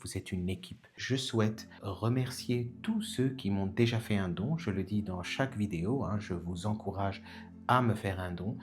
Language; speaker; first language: French; native; French